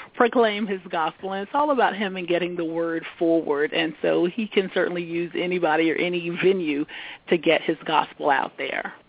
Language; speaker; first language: English; native; English